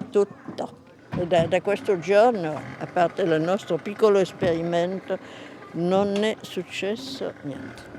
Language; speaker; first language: Italian; non-native, fluent; French